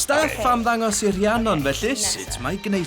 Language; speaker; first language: Welsh; native; Welsh